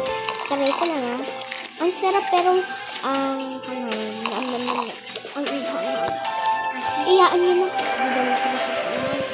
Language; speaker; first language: Filipino; non-native, local second language; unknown